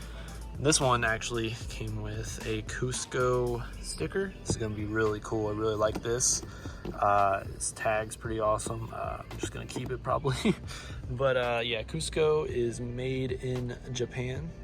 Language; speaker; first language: English; native; English